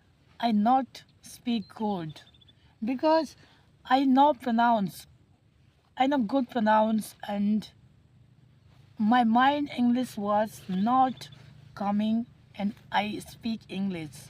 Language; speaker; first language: English; non-native, learner; Hindi